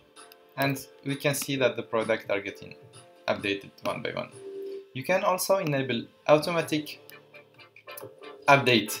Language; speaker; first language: English; non-native, fluent; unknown